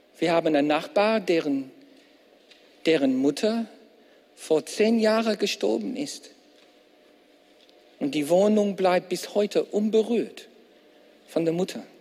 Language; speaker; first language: German; non-native, fluent; English